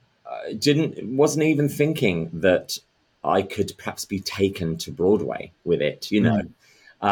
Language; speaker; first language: English; native; English